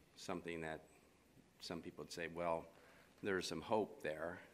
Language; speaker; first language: English; native; English